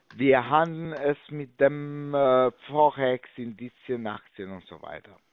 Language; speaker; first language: German; non-native, fluent; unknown